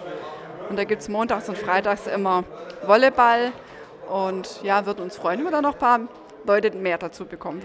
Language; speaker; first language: German; native; German